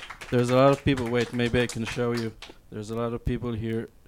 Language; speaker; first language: English; non-native, fluent; Hebrew